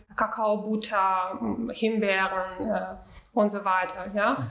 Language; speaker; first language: German; non-native, fluent; Russian